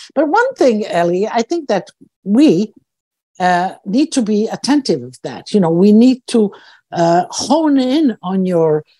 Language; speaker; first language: English; early bilingual, other home language; Croatian